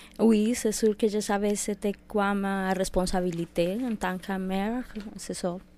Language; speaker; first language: French; non-native, fluent; Spanish